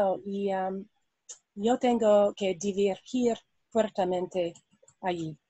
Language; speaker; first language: Spanish; non-native, learner; English